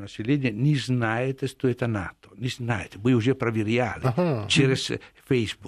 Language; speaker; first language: Russian; non-native, fluent; Italian